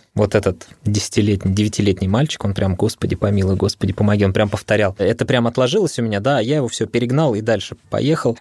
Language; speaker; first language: Russian; early bilingual, other home language; Arabic